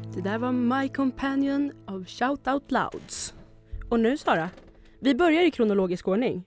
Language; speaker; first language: Swedish; native; Swedish